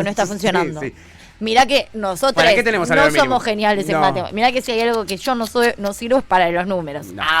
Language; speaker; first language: Spanish; native; Spanish